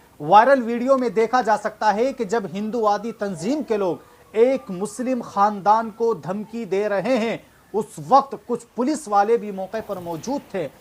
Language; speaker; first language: Urdu; native; Urdu